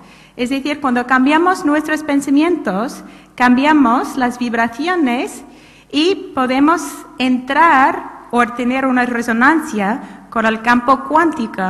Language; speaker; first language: Spanish; non-native, fluent; English